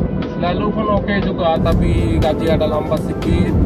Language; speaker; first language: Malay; non-native, learner; Bangla